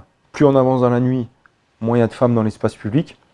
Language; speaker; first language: French; native; French